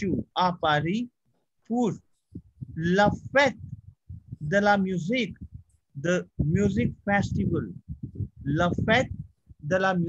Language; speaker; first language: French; non-native, fluent; Hindi